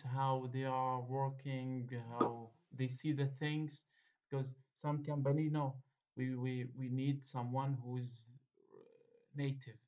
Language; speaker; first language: English; non-native, fluent; Arabic